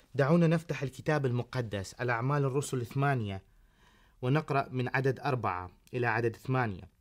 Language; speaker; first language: Arabic; native; Arabic